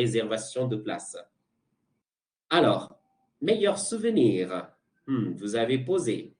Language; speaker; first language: French; non-native, fluent; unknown